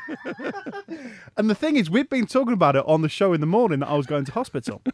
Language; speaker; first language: English; native; English